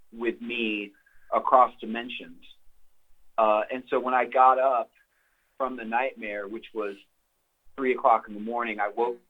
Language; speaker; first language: English; native; English